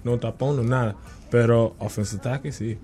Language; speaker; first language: Spanish; non-native, learner; English